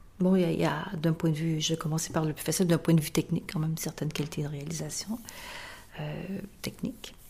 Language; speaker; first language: French; native; French